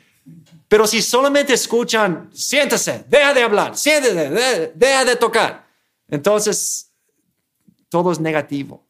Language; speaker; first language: Spanish; non-native, fluent; English